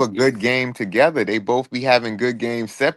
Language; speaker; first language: English; native; English